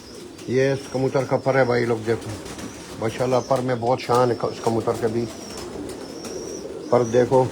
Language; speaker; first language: Hindi; non-native, learner; Arabic